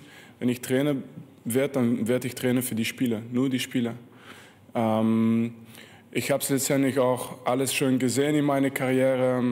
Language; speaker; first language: German; non-native, fluent; French